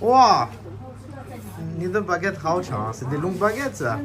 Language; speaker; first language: French; native; French